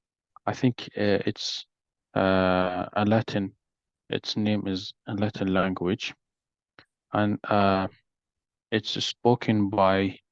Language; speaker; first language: English; non-native, learner; Arabic